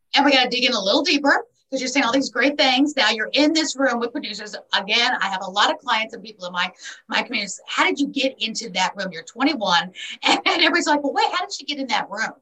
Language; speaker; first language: English; native; English